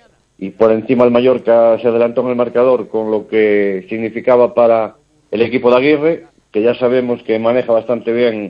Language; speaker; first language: Spanish; native; Spanish